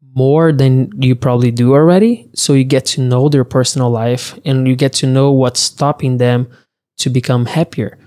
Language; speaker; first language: English; early bilingual, other home language; Portuguese